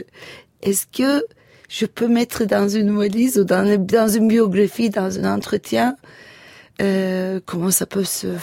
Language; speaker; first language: French; non-native, fluent; Turkish